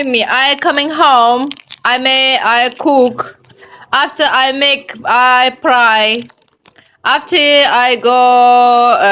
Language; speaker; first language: English; non-native, learner; Tajik